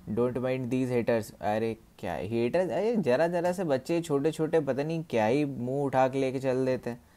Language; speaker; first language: Hindi; native; Hindi